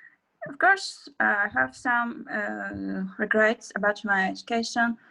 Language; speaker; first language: English; non-native, learner; Azerbaijani